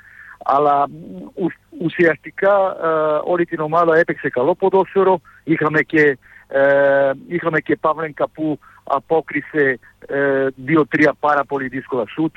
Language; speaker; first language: Greek; non-native, fluent; Serbian